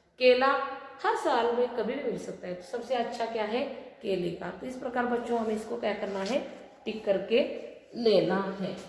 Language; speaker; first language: Hindi; non-native, local second language; Marathi